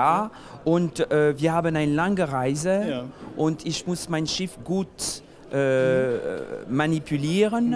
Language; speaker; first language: German; non-native, fluent; French